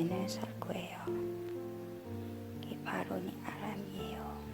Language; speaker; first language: Korean; early bilingual, heritage; Korean